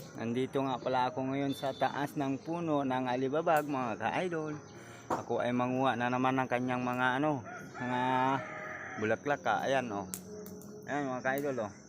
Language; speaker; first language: Filipino; non-native, local second language; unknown